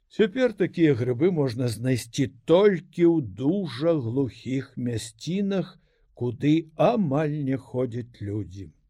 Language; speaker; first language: Belarusian; native; Belarusian